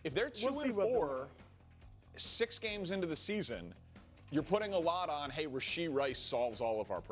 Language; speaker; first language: English; native; English